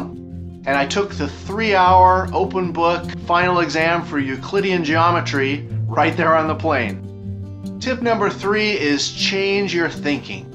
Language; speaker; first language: English; native; English